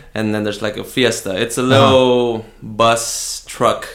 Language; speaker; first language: English; early bilingual, other home language; Spanish